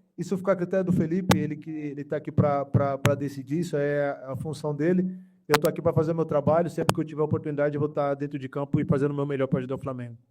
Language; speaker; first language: Portuguese; native; Portuguese